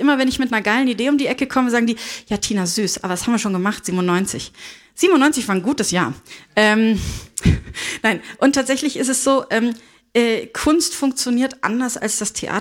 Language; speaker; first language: German; native; German